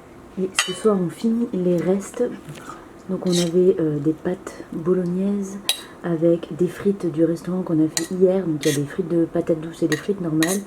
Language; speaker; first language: French; native; French